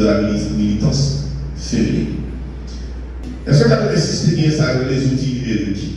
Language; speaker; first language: French; non-native, local second language; Haitian Creole